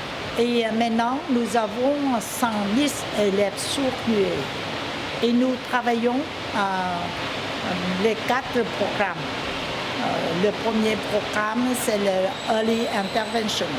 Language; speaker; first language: French; non-native, learner; Vietnamese